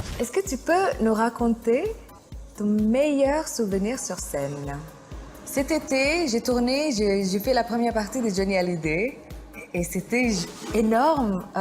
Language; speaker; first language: French; non-native, fluent; Indonesian